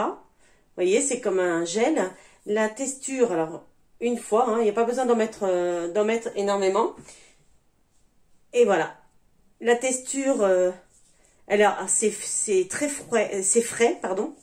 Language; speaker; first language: French; native; French